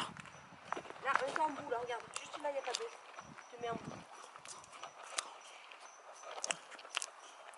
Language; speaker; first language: French; native; French